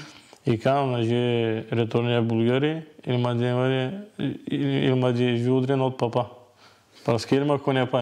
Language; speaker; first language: French; non-native, learner; Bulgarian